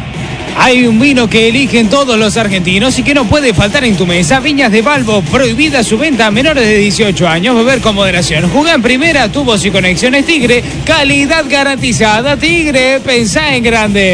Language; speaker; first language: Spanish; native; Spanish